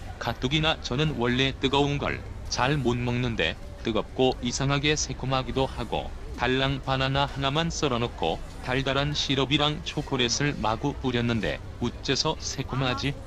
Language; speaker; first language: Korean; native; Korean